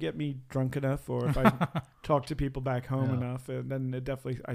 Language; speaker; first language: English; native; English